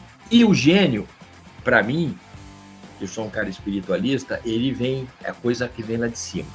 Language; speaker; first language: Portuguese; native; Portuguese